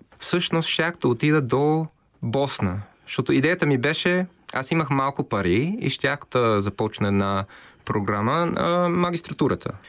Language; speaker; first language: Bulgarian; non-native, fluent; English